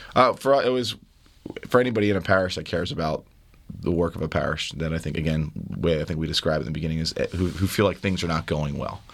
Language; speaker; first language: English; native; English